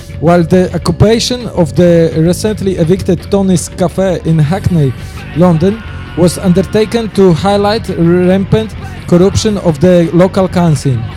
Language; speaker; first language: English; non-native, fluent; Polish